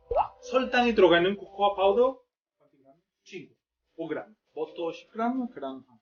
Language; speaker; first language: Korean; non-native, fluent; Italian